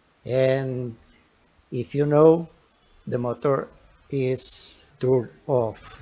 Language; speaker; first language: English; non-native, learner; Portuguese